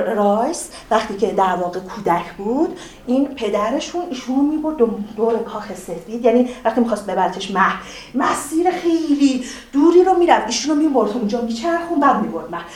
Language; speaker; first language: Persian; native; Persian